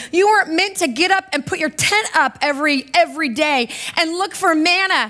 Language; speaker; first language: English; native; English